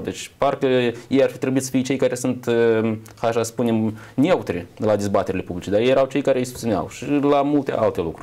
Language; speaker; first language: Romanian; native; Romanian